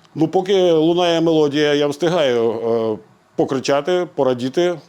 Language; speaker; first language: Ukrainian; native; Ukrainian